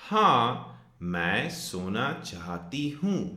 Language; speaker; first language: Hindi; non-native, fluent; English